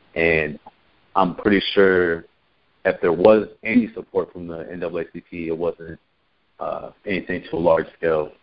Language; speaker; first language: English; native; English